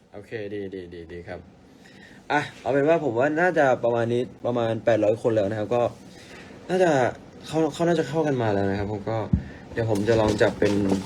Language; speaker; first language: Thai; native; Thai